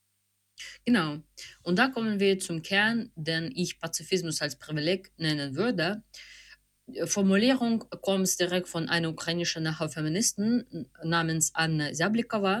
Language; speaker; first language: German; non-native, fluent; Ukrainian